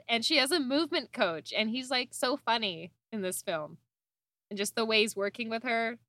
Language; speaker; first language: English; native; English